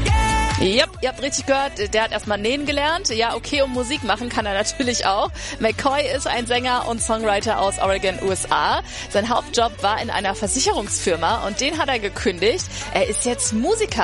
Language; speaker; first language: German; native; German